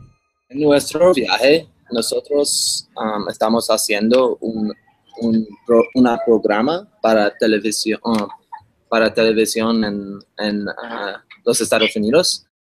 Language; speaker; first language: Spanish; non-native, learner; English